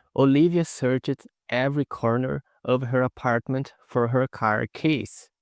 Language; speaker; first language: English; non-native, fluent; Portuguese